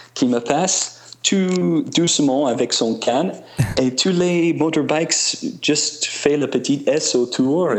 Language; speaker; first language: French; non-native, fluent; English